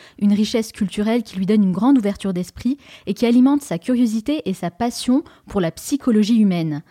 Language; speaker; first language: French; native; French